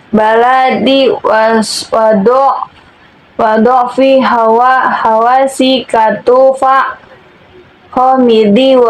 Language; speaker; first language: Arabic; non-native, learner; Indonesian